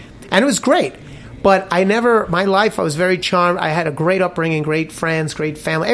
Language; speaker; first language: English; native; English